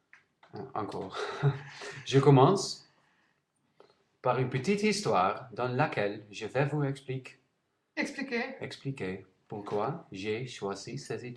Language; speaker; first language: French; non-native, learner; Dutch